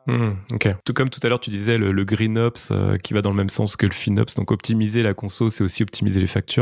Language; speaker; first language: French; native; French